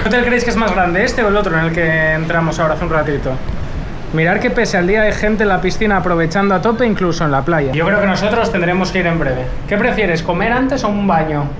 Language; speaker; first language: Spanish; native; Spanish